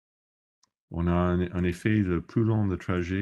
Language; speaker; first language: French; non-native, fluent; English